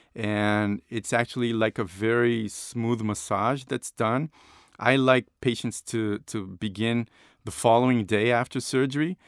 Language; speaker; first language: English; non-native, fluent; Portuguese